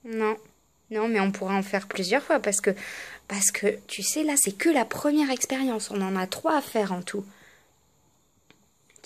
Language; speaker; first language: French; native; French